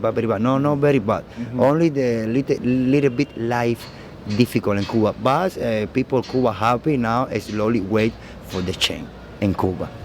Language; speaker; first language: English; non-native, learner; Spanish